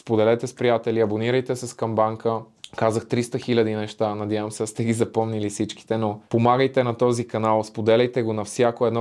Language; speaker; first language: Bulgarian; native; Bulgarian